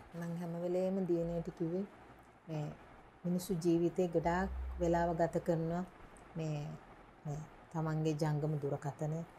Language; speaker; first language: Sinhala; native; Sinhala